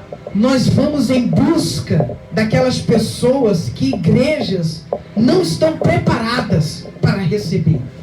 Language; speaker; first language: Portuguese; native; Portuguese